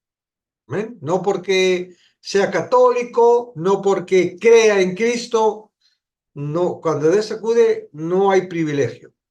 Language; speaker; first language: Spanish; native; Spanish